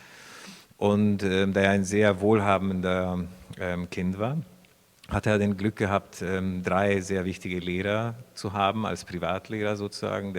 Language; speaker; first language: German; non-native, fluent; Spanish